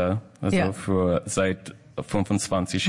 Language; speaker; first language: German; non-native, fluent; English